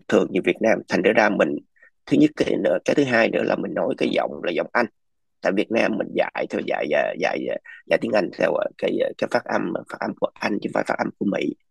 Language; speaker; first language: Vietnamese; early bilingual, other home language; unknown